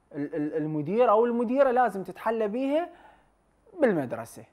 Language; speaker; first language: Arabic; native; Arabic